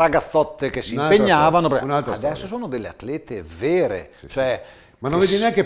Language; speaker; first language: Italian; native; Italian